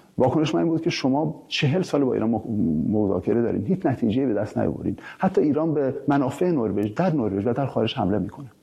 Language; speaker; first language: Persian; early bilingual, heritage; Persian